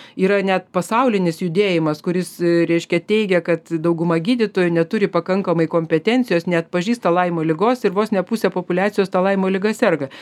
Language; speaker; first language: Lithuanian; native; Lithuanian